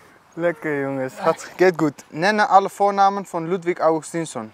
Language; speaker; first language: German; non-native, learner; Dutch